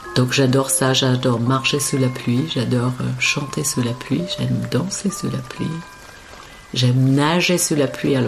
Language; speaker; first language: French; non-native, fluent; English